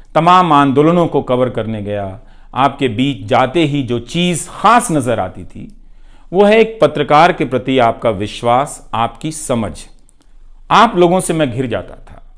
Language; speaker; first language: Hindi; non-native, local second language; Bhojpuri